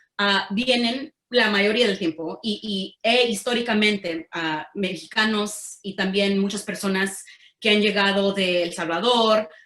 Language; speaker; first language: Spanish; early bilingual, heritage; Spanish